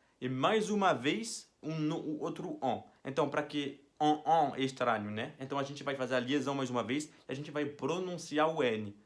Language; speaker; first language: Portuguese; non-native, fluent; French